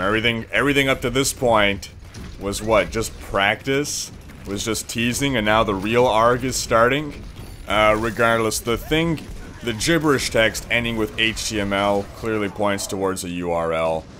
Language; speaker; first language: English; native; English